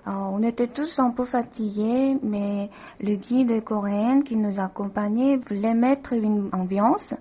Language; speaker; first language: French; non-native, fluent; Korean